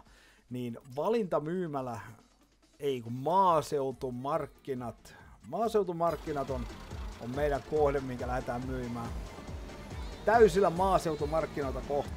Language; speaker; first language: Finnish; native; Finnish